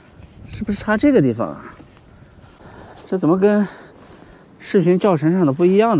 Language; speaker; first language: Chinese; native; Chinese